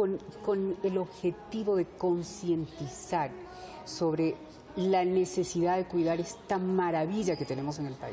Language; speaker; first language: Spanish; early bilingual, heritage; Spanish